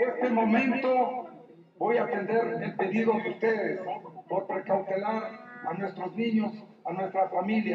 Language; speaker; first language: Spanish; native; Spanish